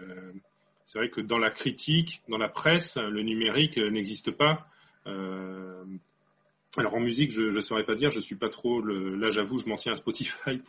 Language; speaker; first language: French; native; French